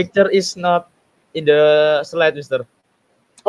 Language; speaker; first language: English; non-native, learner; Indonesian